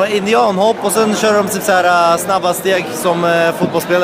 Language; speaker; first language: Swedish; native; Swedish